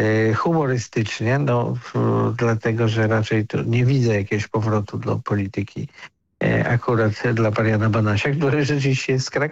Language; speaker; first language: Polish; native; Polish